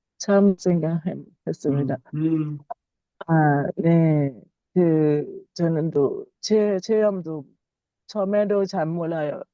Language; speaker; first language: Korean; non-native, learner; Thai